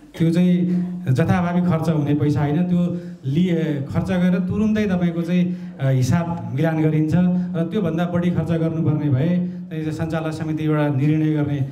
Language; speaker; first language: Nepali; native; Nepali